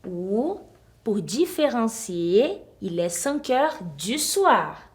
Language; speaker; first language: French; non-native, fluent; Portuguese